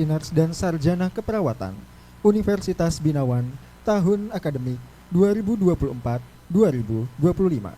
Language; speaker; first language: Indonesian; native; Indonesian